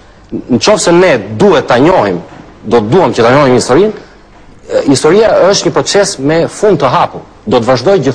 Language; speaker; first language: Albanian; native; Albanian